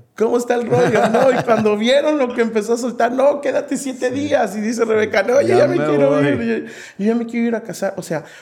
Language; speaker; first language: Spanish; native; Spanish